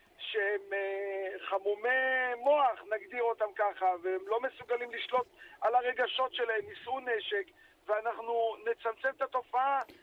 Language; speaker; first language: Hebrew; native; Hebrew